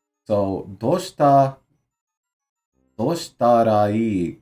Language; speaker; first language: Japanese; non-native, learner; English